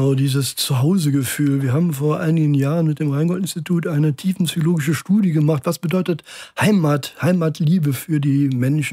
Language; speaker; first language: German; native; German